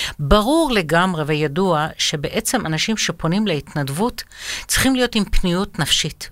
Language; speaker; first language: Hebrew; non-native, fluent; Arabic